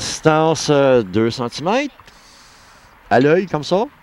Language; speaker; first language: French; native; French